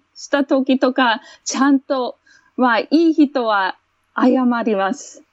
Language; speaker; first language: Japanese; non-native, fluent; English